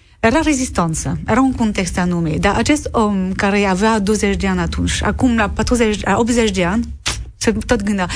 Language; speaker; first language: Romanian; non-native, learner; French